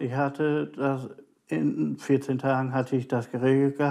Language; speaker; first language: German; native; German